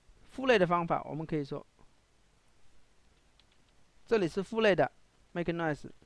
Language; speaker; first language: Chinese; native; Chinese